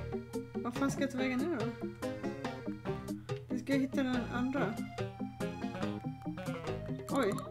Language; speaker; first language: Swedish; native; Swedish